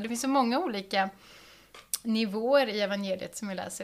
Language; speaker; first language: Swedish; native; Swedish